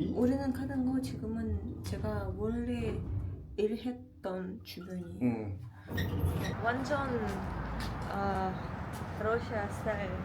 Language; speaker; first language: Korean; non-native, learner; Russian